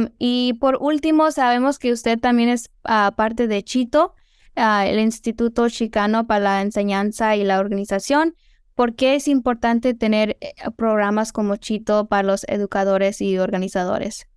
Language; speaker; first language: Spanish; early bilingual, heritage; Spanish